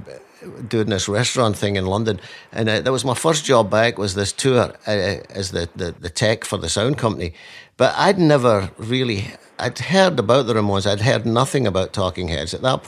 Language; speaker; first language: English; native; English